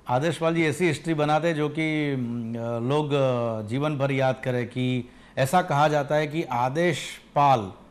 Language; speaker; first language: Hindi; non-native, local second language; Gujarati